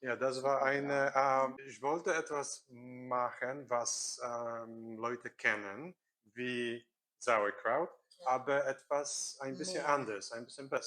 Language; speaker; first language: German; non-native, learner; Korean